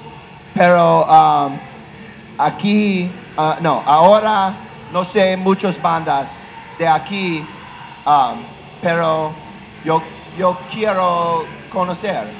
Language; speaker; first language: Spanish; non-native, learner; English